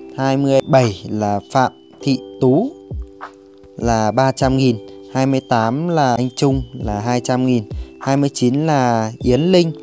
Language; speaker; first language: Vietnamese; native; Vietnamese